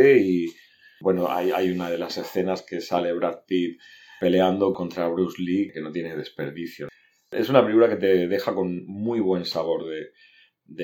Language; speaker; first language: Spanish; native; Spanish